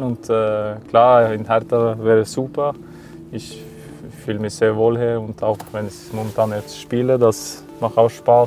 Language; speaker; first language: German; non-native, fluent; Norwegian